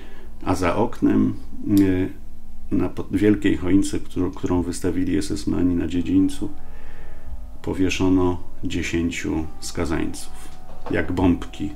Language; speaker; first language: Polish; native; Polish